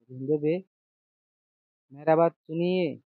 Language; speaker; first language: Hindi; non-native, learner; Bangla